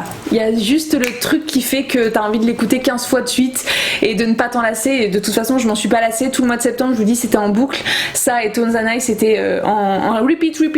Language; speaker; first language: French; native; French